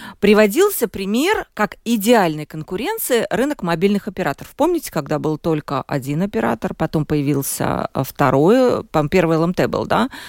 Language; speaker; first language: Russian; native; Russian